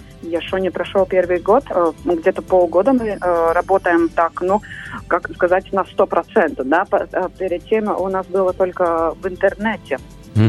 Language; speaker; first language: Russian; non-native, local second language; Latvian